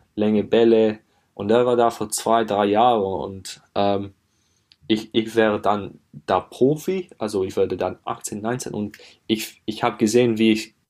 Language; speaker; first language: German; non-native, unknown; English